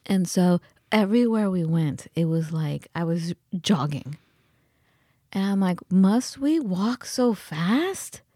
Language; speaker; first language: English; early bilingual, other home language; Persian